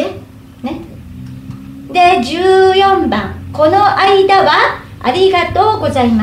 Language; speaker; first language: Japanese; native; Japanese